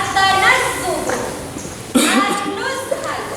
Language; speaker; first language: Arabic; non-native, fluent; Indonesian